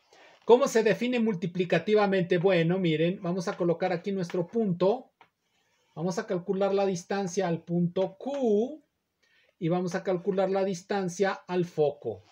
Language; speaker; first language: Spanish; native; Spanish